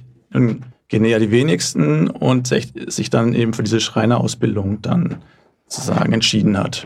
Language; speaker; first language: German; native; German